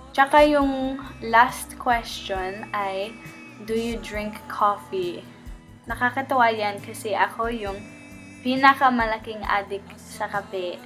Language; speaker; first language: Filipino; early bilingual, heritage; Filipino